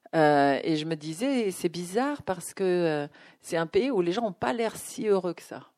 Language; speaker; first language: French; native; French